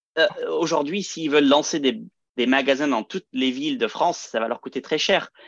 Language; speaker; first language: French; early bilingual, heritage; French